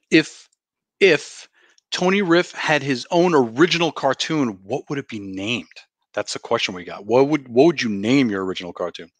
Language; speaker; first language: English; native; English